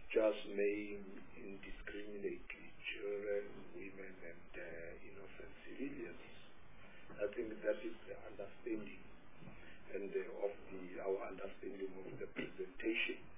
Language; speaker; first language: English; non-native, local second language; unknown